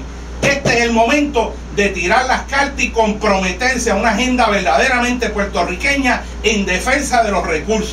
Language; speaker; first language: Spanish; native; Spanish